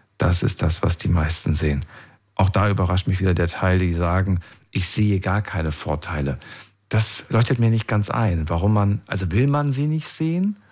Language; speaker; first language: German; native; German